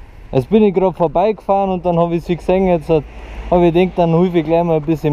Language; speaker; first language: German; native; German